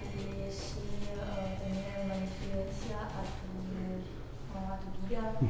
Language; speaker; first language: Spanish; non-native, learner; Russian